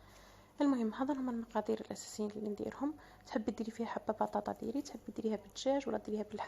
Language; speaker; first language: Arabic; native; Arabic